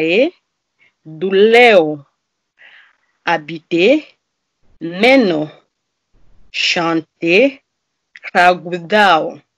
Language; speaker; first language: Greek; non-native, learner; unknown